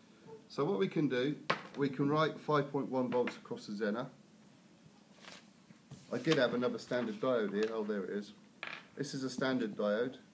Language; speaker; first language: English; native; English